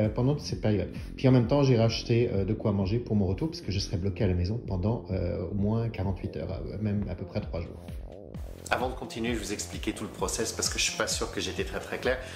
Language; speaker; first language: French; native; French